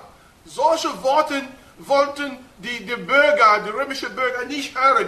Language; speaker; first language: German; non-native, fluent; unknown